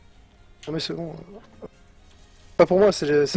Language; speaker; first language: French; native; French